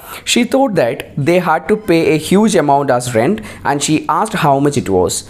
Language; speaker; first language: English; non-native, local second language; Malayalam